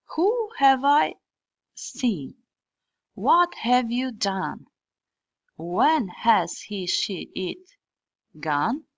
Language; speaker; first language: English; non-native, fluent; Albanian